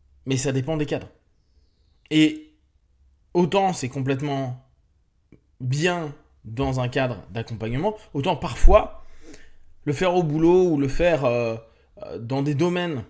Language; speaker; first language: French; native; French